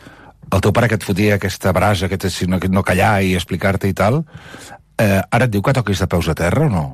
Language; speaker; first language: Catalan; native; Catalan